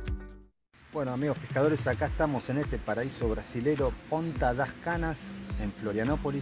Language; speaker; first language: Spanish; native; Spanish